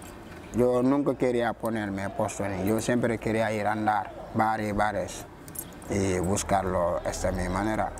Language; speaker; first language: Spanish; non-native, local second language; Wolof